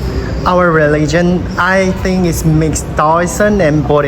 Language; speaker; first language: English; non-native, fluent; Chinese